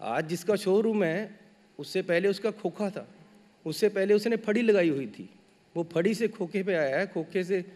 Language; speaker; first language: Hindi; native; Hindi